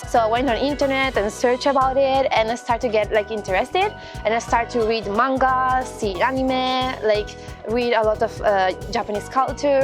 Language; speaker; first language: English; non-native, fluent; Italian